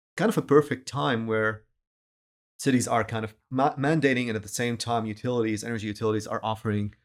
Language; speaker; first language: English; non-native, fluent; Arabic